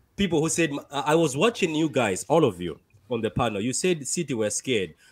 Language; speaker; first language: English; non-native, local second language; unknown